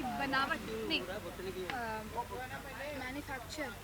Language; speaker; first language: Hindi; native; Hindi